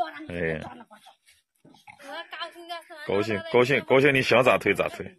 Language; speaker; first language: Chinese; native; Chinese